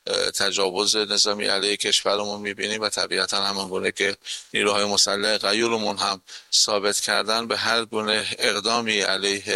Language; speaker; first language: Persian; native; Persian